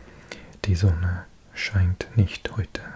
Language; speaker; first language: German; non-native, learner; English